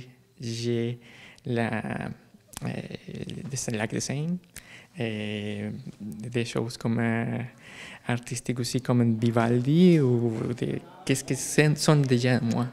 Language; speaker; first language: French; non-native, learner; Spanish